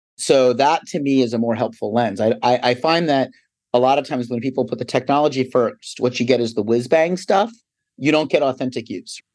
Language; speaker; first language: English; native; English